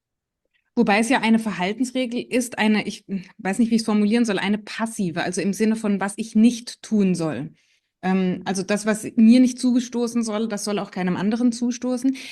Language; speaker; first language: German; native; German